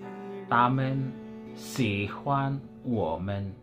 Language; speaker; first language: Chinese; non-native, learner; Filipino